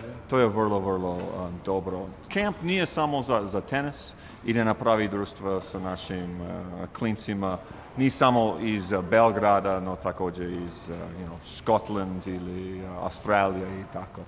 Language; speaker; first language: Croatian; non-native, learner; English